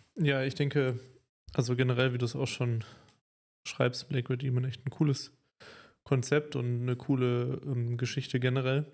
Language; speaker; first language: German; native; German